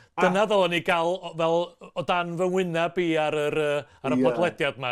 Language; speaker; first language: Welsh; native; Welsh